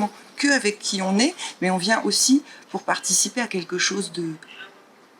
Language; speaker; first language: French; native; French